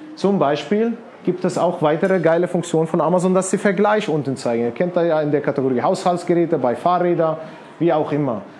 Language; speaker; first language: German; non-native, fluent; Arabic